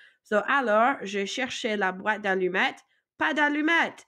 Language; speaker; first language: French; non-native, fluent; English